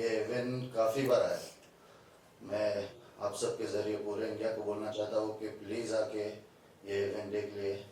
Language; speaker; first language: Hindi; non-native, fluent; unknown